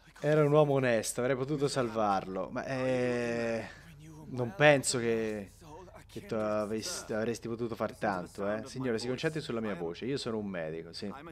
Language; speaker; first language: Italian; native; Italian